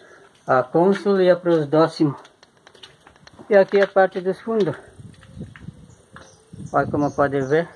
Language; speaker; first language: Portuguese; native; Portuguese